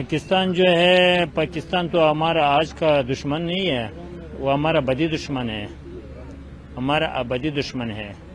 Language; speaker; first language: Hindi; non-native, learner; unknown